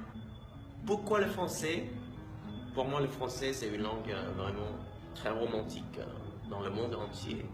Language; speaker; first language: French; non-native, fluent; Vietnamese